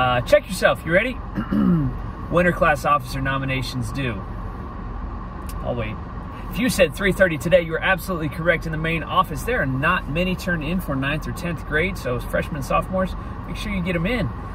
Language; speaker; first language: English; native; English